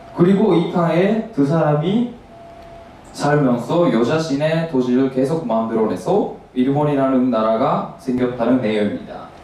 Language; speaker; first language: Korean; non-native, learner; Japanese